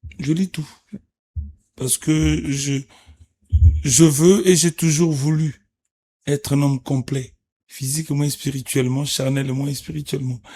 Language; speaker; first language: French; non-native, local second language; Lingala